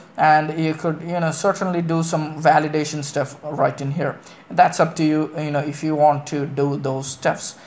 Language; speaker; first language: English; non-native, local second language; Malayalam